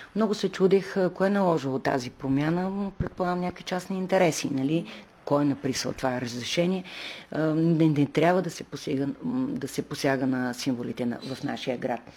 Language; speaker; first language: Bulgarian; native; Bulgarian